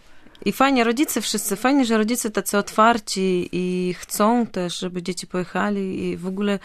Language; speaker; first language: Polish; non-native, fluent; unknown